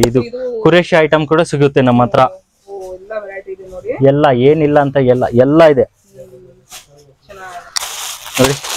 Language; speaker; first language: Kannada; non-native, local second language; Urdu